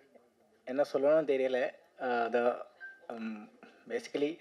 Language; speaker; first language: Tamil; non-native, learner; Malayalam